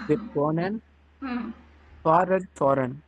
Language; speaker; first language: German; non-native, learner; Tamil